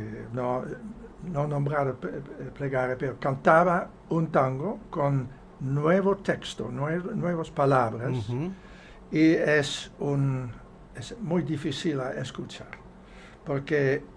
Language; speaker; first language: Spanish; non-native, fluent; Dutch